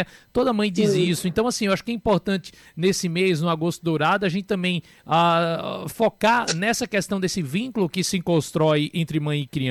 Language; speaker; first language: Portuguese; native; Portuguese